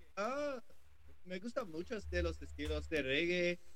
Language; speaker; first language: Spanish; non-native, learner; English